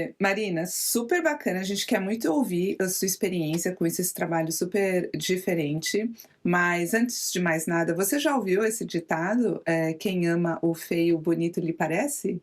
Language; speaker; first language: Portuguese; native; Portuguese